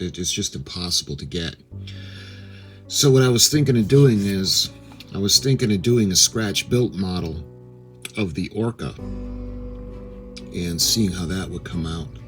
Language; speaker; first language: English; native; English